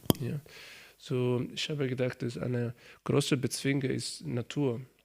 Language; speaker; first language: German; non-native, learner; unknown